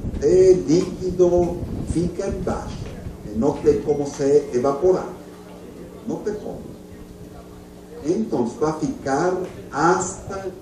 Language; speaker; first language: Portuguese; non-native, learner; Spanish